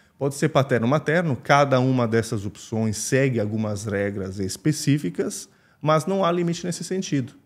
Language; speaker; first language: Portuguese; non-native, fluent; Italian